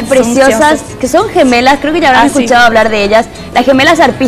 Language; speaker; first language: Spanish; native; Spanish